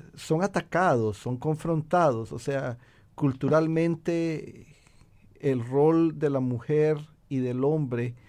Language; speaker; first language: Spanish; native; Spanish